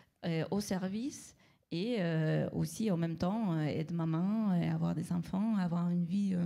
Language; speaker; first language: French; non-native, fluent; Spanish